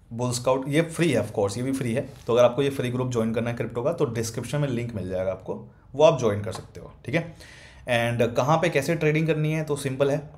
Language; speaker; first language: Hindi; native; Hindi